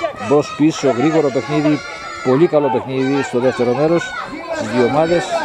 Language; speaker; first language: Greek; native; Greek